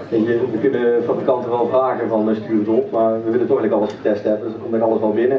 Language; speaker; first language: Dutch; native; Dutch